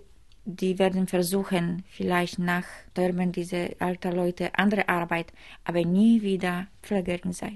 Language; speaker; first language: German; non-native, learner; Polish